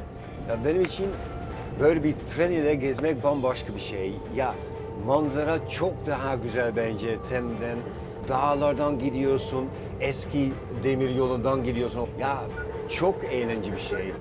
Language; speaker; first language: Turkish; non-native, fluent; Dutch